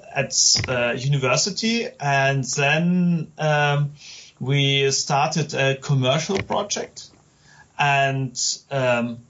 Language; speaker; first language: English; non-native, learner; German